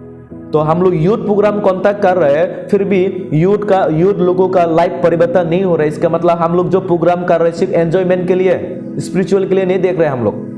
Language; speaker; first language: Hindi; non-native, local second language; Kok Borok